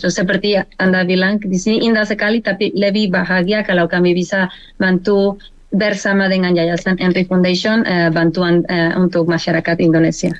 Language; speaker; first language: Indonesian; non-native, learner; Spanish